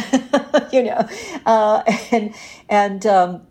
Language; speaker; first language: English; early bilingual, other home language; Bulgarian